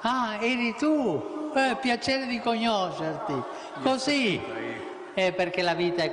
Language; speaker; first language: Italian; non-native, fluent; Spanish